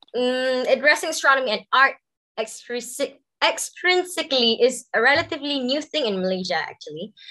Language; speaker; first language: English; non-native, local second language; Malay